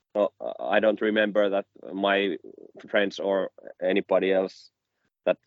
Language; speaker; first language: English; non-native, fluent; Finnish